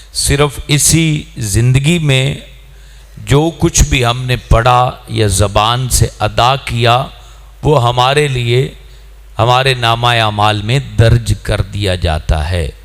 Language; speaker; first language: Urdu; non-native, local second language; Punjabi